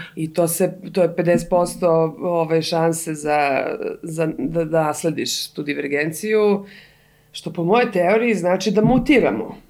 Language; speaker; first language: Serbian; native; Serbian